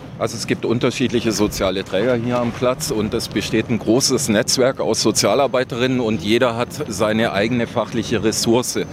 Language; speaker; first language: German; native; German